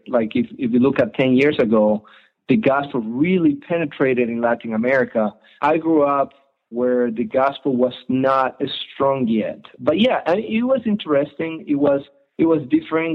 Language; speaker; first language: English; non-native, fluent; Spanish